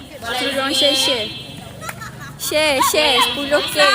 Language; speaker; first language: Malay; native; Malay